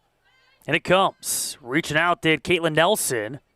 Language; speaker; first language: English; native; English